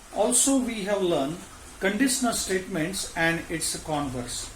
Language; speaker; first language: English; non-native, local second language; Marathi